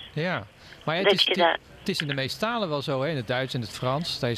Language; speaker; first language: Dutch; native; Dutch